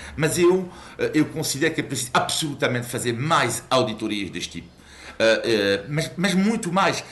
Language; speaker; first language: Portuguese; non-native, fluent; French